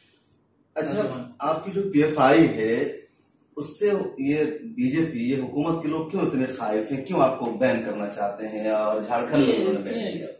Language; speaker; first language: Hindi; native; Hindi